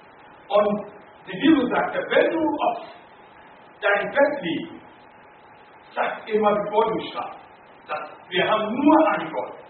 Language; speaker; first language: German; non-native, learner; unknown